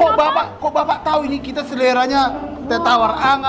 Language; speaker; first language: Indonesian; native; Indonesian